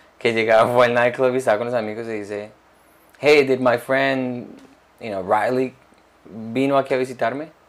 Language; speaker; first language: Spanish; early bilingual, heritage; Spanish